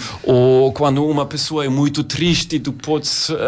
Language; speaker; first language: Portuguese; non-native, learner; German